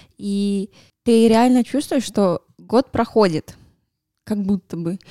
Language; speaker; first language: Russian; non-native, fluent; Spanish